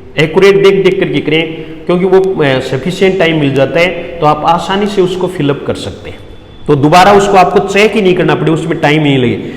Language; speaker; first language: Hindi; native; Hindi